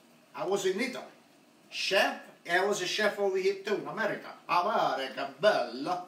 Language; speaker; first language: English; non-native, local second language; Italian